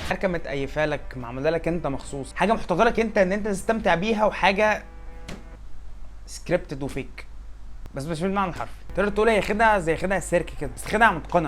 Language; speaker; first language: Arabic; native; Arabic